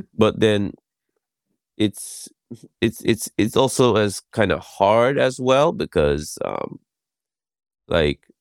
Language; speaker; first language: English; non-native, fluent; Japanese